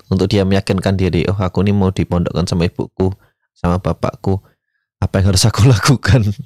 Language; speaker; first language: Indonesian; native; Indonesian